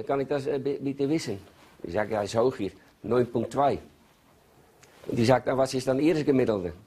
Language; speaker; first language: German; non-native, learner; Dutch